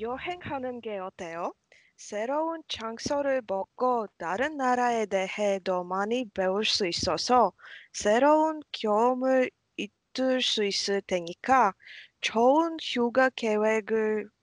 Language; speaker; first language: Korean; non-native, learner; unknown